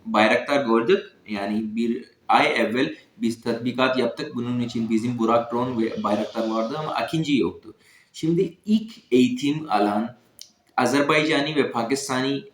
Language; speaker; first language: Turkish; non-native, fluent; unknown